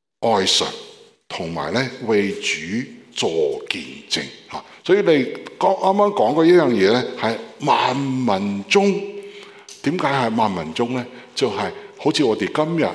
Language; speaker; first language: Cantonese; non-native, learner; Chinese